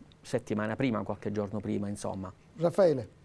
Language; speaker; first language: Italian; native; Italian